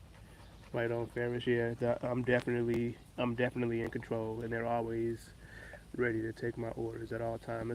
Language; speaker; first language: English; native; English